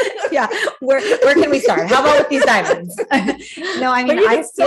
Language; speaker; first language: English; native; English